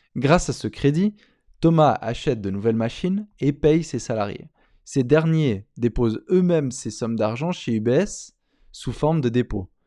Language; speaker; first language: French; native; French